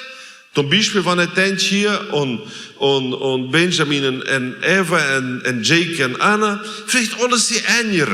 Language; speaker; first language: German; non-native, learner; Plautdietsch